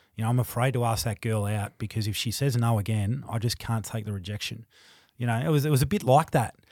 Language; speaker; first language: English; native; English